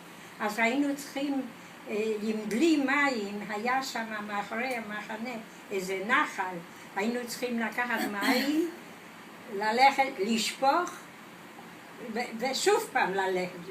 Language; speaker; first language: Hebrew; non-native, fluent; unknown